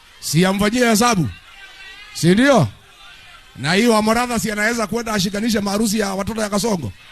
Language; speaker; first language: Swahili; non-native, local second language; Kikuyu